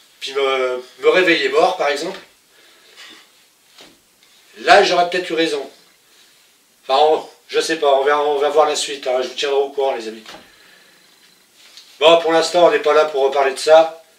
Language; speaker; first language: French; native; French